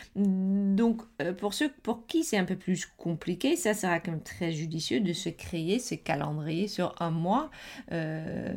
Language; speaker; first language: French; non-native, fluent; Dutch